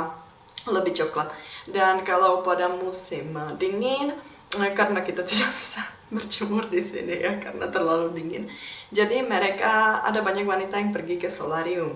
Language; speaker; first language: Indonesian; non-native, fluent; Czech